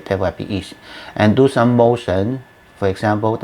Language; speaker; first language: English; non-native, learner; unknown